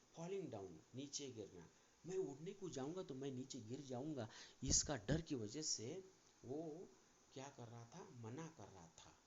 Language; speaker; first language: Hindi; non-native, local second language; Marathi